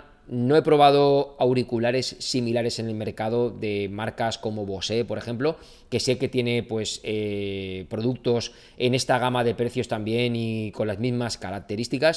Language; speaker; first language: Spanish; native; Spanish